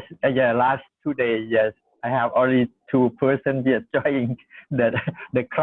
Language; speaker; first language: English; non-native, learner; Thai